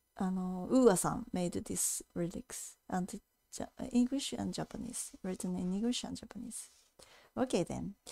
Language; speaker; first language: English; non-native, fluent; Japanese